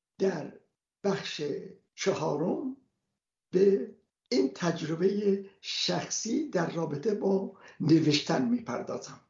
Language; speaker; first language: Persian; non-native, local second language; Kurdish